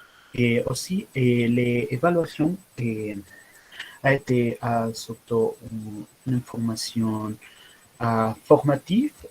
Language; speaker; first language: French; non-native, learner; Spanish